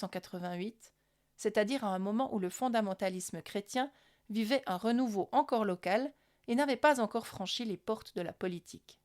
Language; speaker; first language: French; native; French